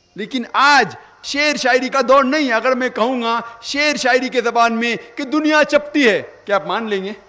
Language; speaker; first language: Urdu; non-native, local second language; Konkani